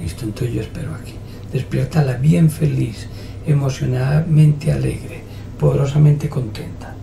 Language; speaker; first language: Spanish; native; Spanish